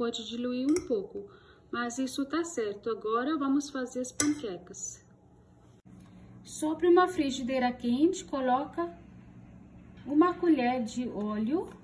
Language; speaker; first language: Portuguese; non-native, fluent; Hindi